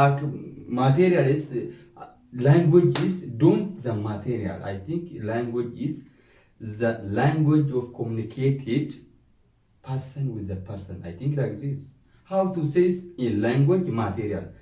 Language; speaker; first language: English; non-native, learner; Oromo